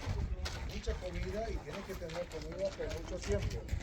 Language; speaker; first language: Spanish; non-native, fluent; Hebrew